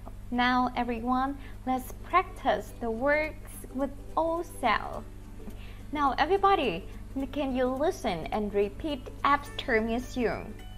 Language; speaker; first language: English; non-native, fluent; Vietnamese